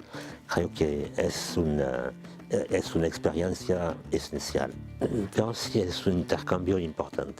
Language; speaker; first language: Spanish; non-native, fluent; French